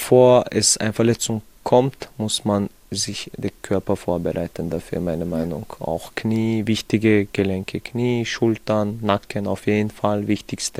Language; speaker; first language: German; non-native, fluent; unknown